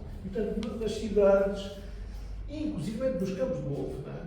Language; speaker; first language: Portuguese; native; Portuguese